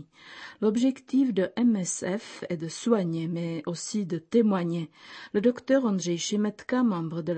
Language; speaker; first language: French; non-native, fluent; Czech